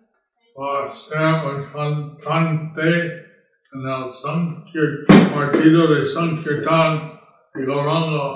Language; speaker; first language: Spanish; non-native, learner; English